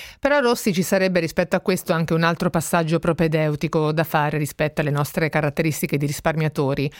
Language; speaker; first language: Italian; native; Italian